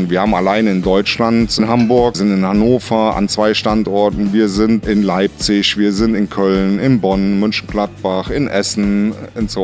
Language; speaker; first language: German; native; German